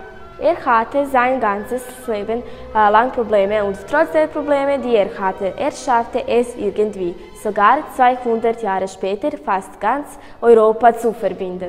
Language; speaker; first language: German; non-native, learner; Serbian